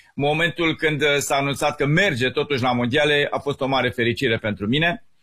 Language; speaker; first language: Romanian; native; Romanian